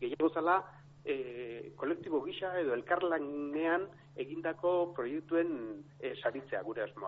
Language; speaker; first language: Basque; native; Basque